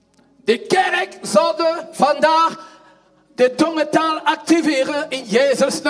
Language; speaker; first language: Dutch; non-native, fluent; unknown